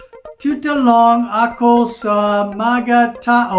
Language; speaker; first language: Filipino; non-native, learner; English